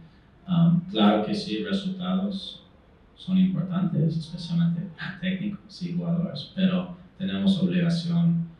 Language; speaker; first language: Spanish; non-native, fluent; English